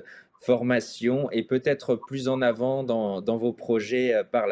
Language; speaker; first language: French; native; French